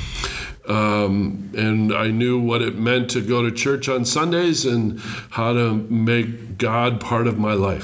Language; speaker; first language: English; native; English